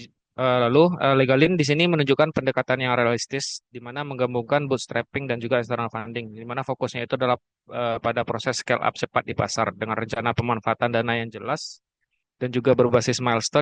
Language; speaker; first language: Indonesian; native; Indonesian